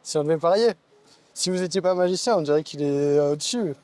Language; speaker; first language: French; native; French